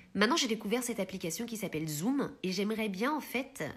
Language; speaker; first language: French; early bilingual, heritage; Italian